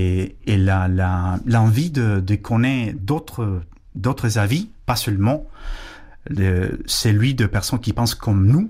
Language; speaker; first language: French; non-native, fluent; Spanish